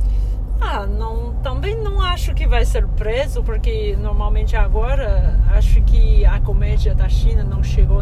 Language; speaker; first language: Portuguese; non-native, fluent; Chinese